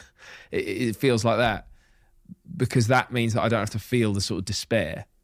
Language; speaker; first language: English; native; English